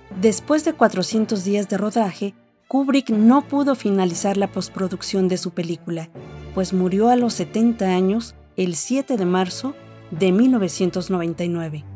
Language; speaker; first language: Spanish; native; Spanish